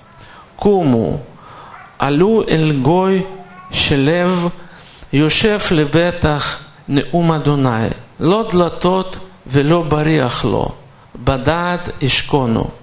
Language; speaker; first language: Hebrew; non-native, fluent; Russian